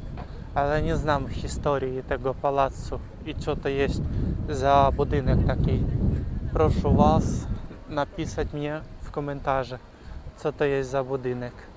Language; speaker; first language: Polish; non-native, learner; Ukrainian